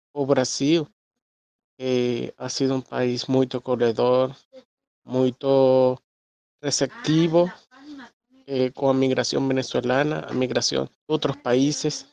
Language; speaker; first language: Portuguese; non-native, learner; Spanish